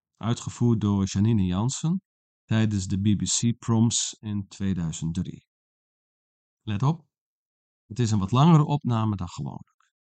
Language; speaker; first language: Dutch; non-native, local second language; Western Frisian